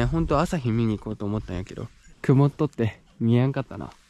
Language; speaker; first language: Japanese; native; Japanese